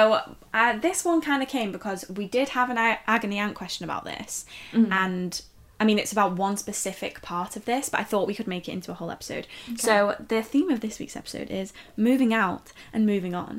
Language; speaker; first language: English; native; English